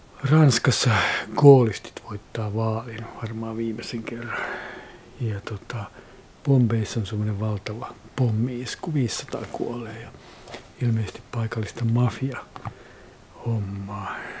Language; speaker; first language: Finnish; native; Finnish